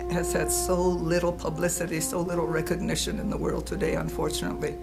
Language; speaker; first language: English; native; English